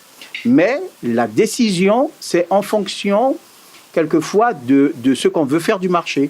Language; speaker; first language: French; native; French